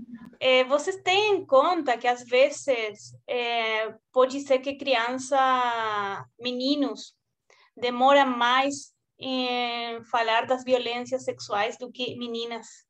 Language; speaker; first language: Portuguese; non-native, fluent; Spanish